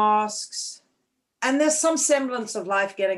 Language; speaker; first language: English; native; English